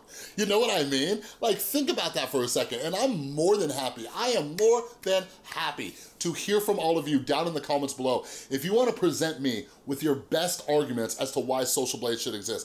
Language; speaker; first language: English; native; English